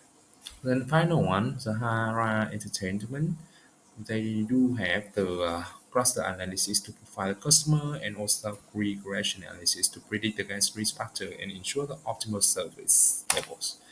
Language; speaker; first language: English; non-native, learner; Vietnamese